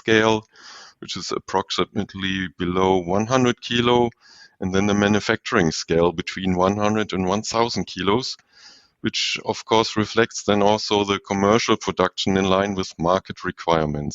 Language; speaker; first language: English; non-native, fluent; German